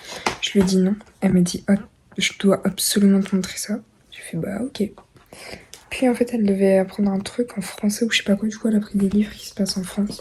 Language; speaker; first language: French; native; French